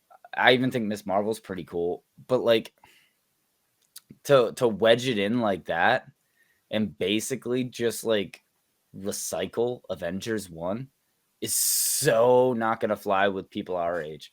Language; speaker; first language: English; native; English